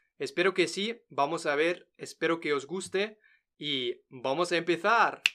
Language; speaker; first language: Spanish; non-native, fluent; German